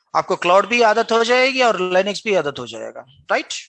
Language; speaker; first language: Hindi; non-native, local second language; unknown